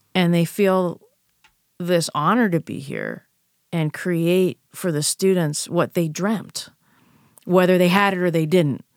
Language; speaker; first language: English; native; English